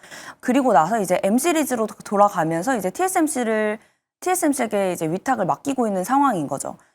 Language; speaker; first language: Korean; native; Korean